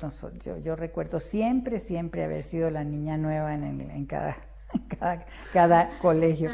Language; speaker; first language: Spanish; early bilingual, other home language; Russian